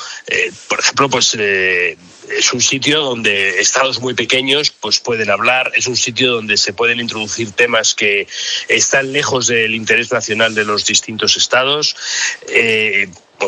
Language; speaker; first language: Spanish; native; Spanish